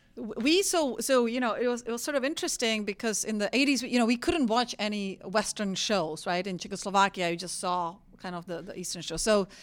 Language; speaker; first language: English; non-native, fluent; Czech